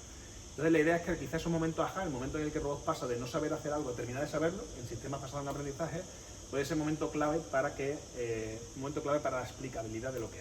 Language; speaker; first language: Spanish; native; Spanish